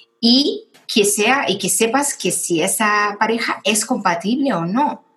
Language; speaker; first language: Spanish; non-native, fluent; Portuguese